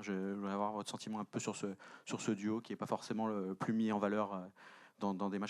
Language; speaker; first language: French; native; French